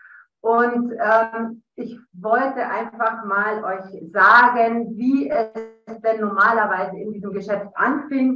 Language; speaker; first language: German; native; German